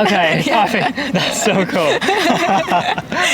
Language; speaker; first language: English; non-native, learner; Japanese